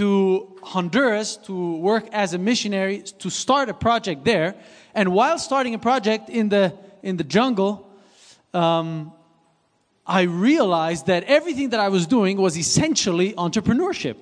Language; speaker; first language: English; non-native, fluent; Swiss German